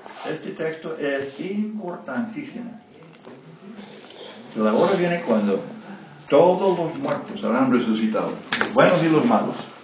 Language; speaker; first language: Spanish; non-native, fluent; English